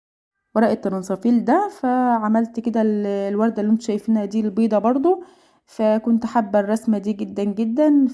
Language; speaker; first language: Arabic; native; Arabic